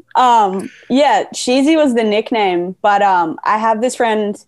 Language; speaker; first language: English; native; English